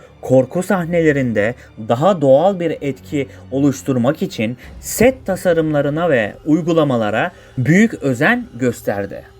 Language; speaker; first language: Turkish; native; Turkish